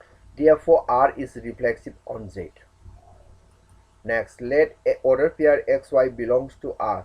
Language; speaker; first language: English; non-native, local second language; Manipuri